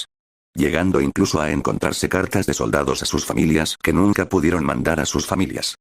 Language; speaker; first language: Spanish; native; Spanish